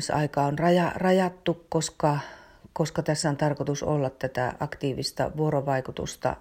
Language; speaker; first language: Finnish; native; Finnish